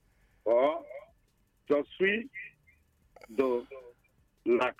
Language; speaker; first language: French; non-native, learner; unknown